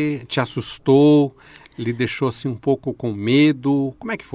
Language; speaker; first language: Portuguese; native; Portuguese